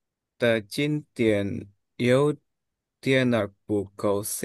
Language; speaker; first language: Chinese; non-native, learner; Indonesian